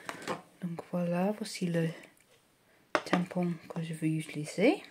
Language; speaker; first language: French; non-native, learner; English